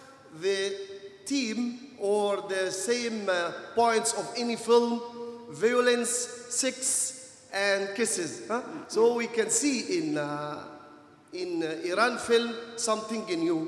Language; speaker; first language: English; non-native, fluent; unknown